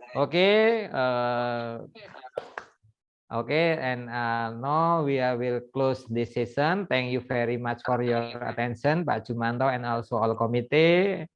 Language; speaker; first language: English; non-native, fluent; Indonesian